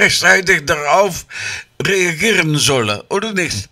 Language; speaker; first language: German; non-native, learner; Dutch